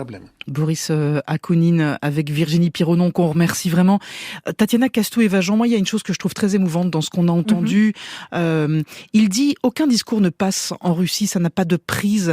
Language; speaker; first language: French; native; French